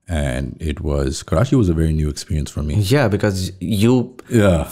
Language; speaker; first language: English; native; English